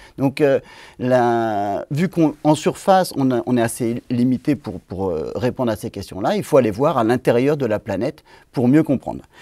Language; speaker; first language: French; native; French